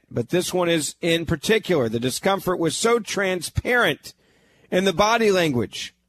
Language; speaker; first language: English; native; English